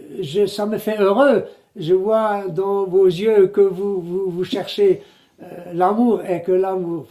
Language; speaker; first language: French; non-native, local second language; German